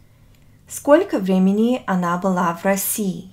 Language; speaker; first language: Russian; non-native, fluent; English